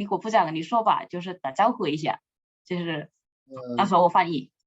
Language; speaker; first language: Chinese; non-native, fluent; Indonesian